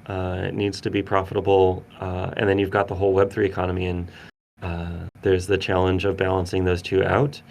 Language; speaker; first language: English; native; English